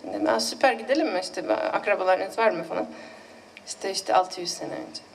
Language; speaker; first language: Turkish; non-native, fluent; Polish